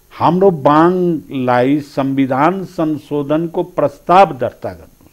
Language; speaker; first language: Nepali; non-native, local second language; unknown